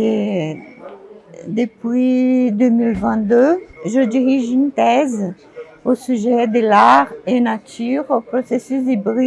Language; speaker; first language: French; non-native, fluent; Portuguese